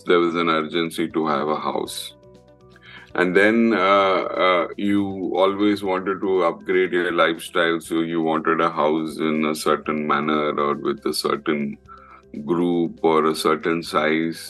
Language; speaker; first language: English; non-native, local second language; Malayalam